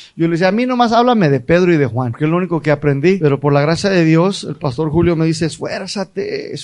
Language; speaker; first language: Spanish; early bilingual, heritage; Spanish